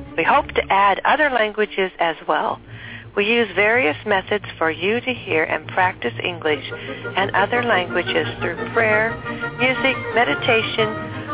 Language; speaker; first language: English; native; English